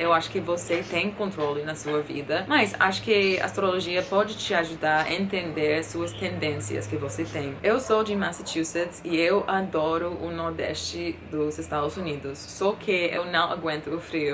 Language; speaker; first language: Portuguese; non-native, fluent; English